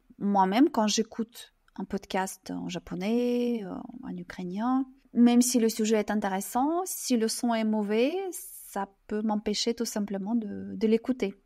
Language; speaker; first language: French; non-native, fluent; Russian